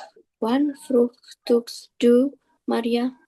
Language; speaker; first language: German; non-native, learner; Indonesian